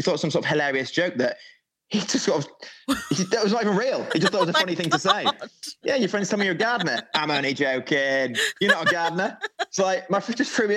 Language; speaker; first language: English; native; English